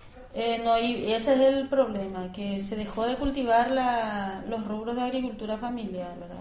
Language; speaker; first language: Spanish; native; Spanish